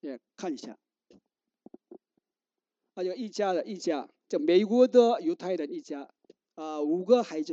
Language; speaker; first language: Chinese; non-native, learner; Korean